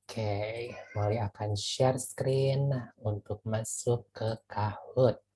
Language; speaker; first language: Indonesian; native; Indonesian